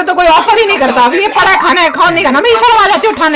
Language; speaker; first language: Hindi; native; Hindi